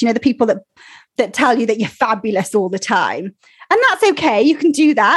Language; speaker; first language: English; native; English